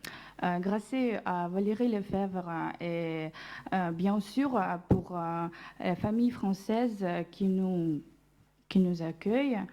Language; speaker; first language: French; non-native, learner; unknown